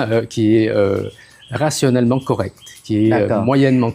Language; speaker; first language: French; non-native, fluent; Khmer